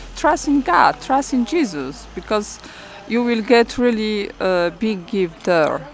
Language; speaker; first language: English; non-native, learner; Polish